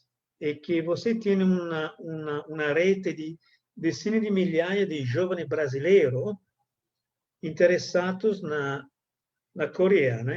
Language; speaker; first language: Portuguese; non-native, fluent; Italian